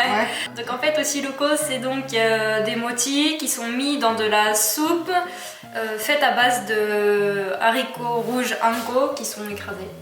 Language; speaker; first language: French; native; French